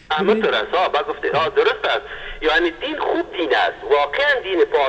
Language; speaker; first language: Persian; native; Persian